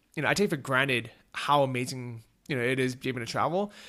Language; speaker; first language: English; native; English